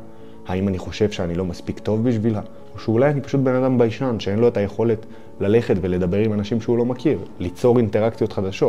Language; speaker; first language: Hebrew; native; Hebrew